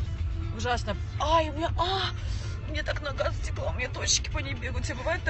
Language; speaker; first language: Russian; native; Russian